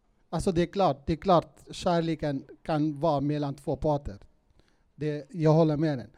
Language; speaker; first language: Swedish; non-native, fluent; Central Kurdish